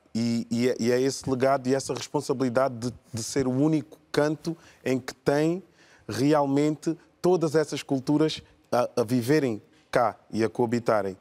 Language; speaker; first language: Portuguese; early bilingual, other home language; Kabuverdianu